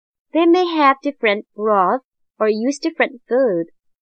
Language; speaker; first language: English; non-native, fluent; Chinese